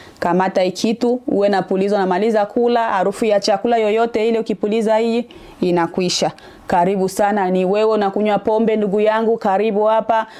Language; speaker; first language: Swahili; native; Swahili